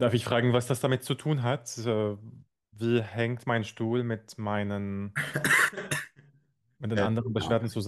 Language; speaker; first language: German; non-native, fluent; Arabic